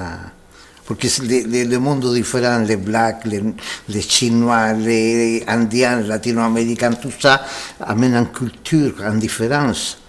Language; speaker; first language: French; non-native, fluent; Spanish